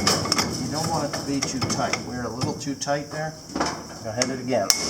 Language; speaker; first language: English; native; English